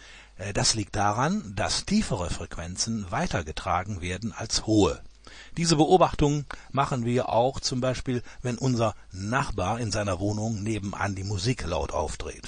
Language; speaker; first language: German; native; German